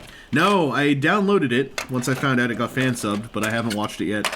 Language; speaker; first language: English; native; English